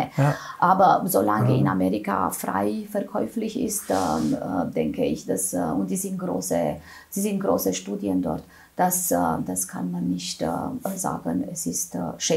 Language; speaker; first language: German; non-native, fluent; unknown